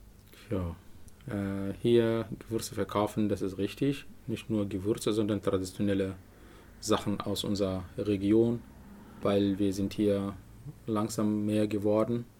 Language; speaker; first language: German; non-native, learner; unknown